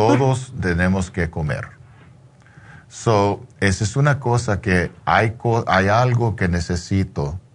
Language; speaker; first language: Spanish; early bilingual, heritage; English